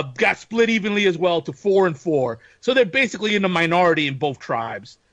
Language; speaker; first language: English; native; English